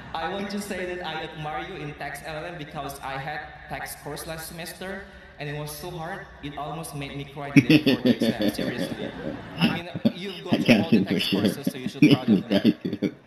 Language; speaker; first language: English; non-native, fluent; Indonesian